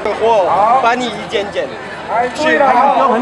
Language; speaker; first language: Chinese; non-native, learner; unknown